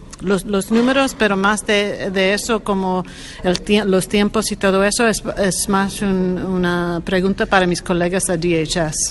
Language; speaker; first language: Spanish; non-native, learner; English